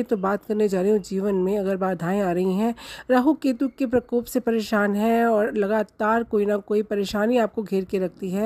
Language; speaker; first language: Hindi; native; Hindi